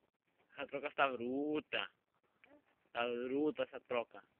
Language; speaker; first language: Spanish; native; Spanish